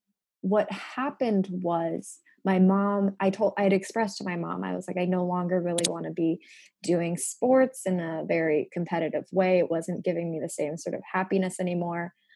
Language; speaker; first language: English; non-native, local second language; Japanese